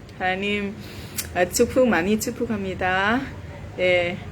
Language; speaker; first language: Korean; non-native, learner; Vietnamese